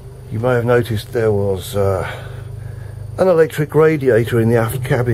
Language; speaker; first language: English; native; English